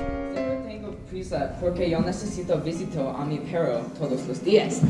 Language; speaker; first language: Spanish; non-native, learner; English